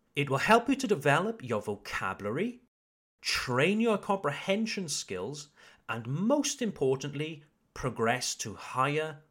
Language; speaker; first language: English; native; English